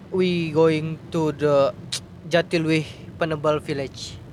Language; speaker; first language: English; non-native, learner; Indonesian